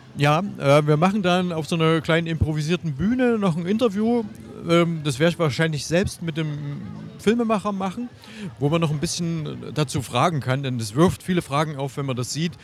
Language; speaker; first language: German; native; German